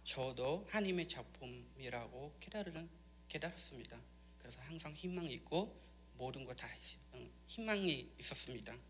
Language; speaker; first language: Korean; non-native, learner; Khmer